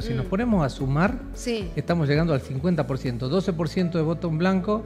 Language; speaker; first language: Spanish; native; Spanish